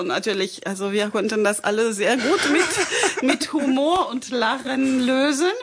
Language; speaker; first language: German; non-native, fluent; French